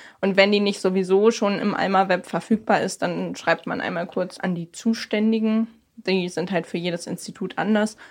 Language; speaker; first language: German; native; German